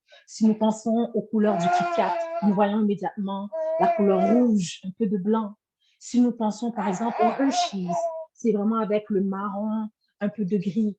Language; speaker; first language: French; native; French